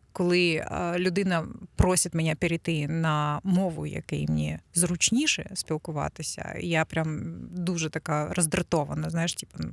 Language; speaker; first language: Ukrainian; non-native, local second language; Russian